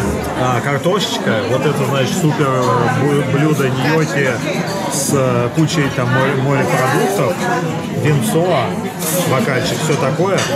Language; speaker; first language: Russian; native; Russian